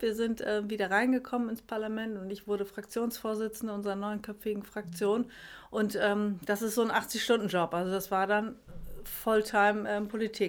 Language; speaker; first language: German; native; German